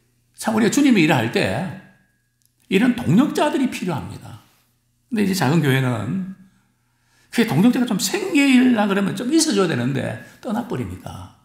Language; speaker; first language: Korean; native; Korean